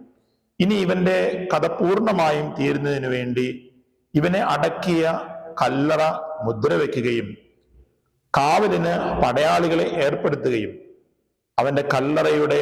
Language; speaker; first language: Malayalam; native; Malayalam